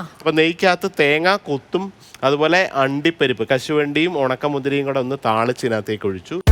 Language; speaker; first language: Malayalam; native; Malayalam